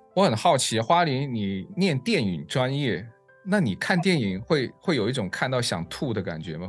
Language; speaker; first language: Chinese; native; Chinese